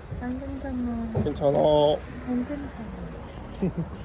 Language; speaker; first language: Korean; non-native, learner; Russian